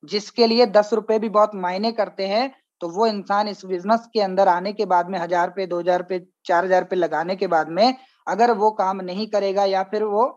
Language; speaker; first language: Hindi; native; Hindi